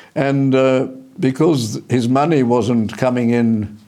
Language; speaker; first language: English; early bilingual, other home language; Indonesian